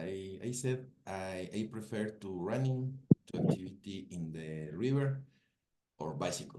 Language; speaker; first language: English; non-native, learner; Spanish